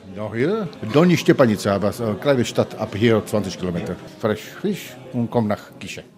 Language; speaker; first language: German; non-native, learner; Czech